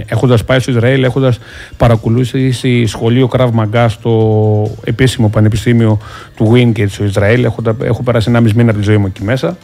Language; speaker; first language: Greek; native; Greek